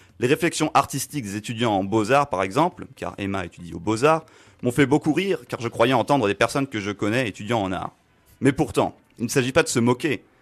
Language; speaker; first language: French; native; French